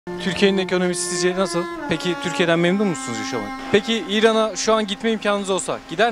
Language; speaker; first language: Turkish; native; Turkish